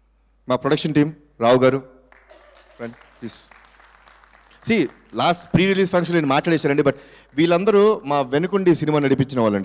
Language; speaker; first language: Telugu; native; Telugu